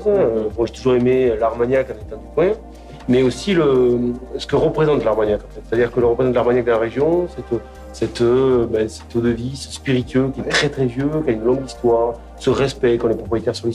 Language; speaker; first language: French; native; French